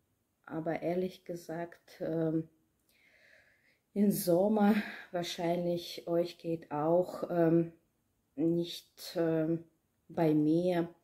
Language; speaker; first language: German; non-native, learner; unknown